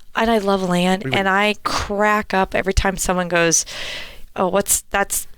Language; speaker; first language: English; native; English